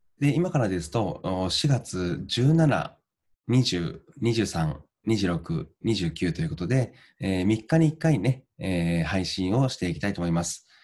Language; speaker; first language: Japanese; native; Japanese